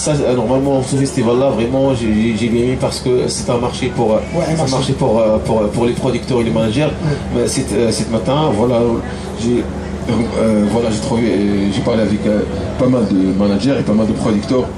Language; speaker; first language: French; non-native, fluent; Tachelhit